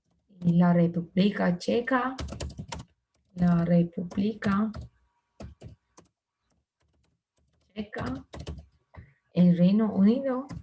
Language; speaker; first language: Spanish; non-native, fluent; Turkish